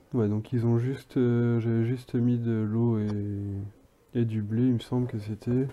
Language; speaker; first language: French; native; French